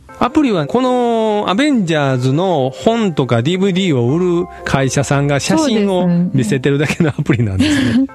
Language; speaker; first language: Japanese; native; Japanese